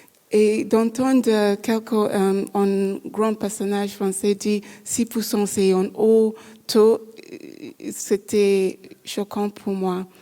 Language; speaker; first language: French; non-native, learner; English